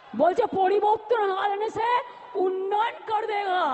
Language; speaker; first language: Hindi; non-native, local second language; Bangla